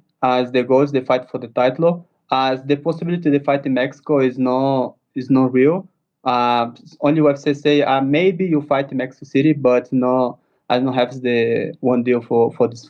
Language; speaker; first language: English; non-native, learner; Portuguese